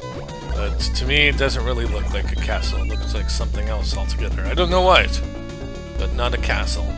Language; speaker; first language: English; native; English